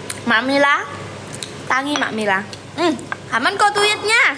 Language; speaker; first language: Vietnamese; non-native, learner; Javanese